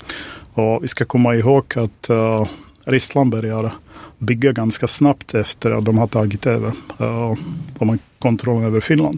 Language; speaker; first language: Swedish; non-native, fluent; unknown